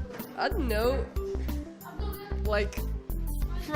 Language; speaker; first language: English; non-native, fluent; Russian